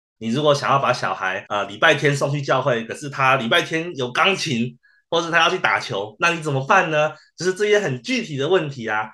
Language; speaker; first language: Chinese; early bilingual, heritage; Chinese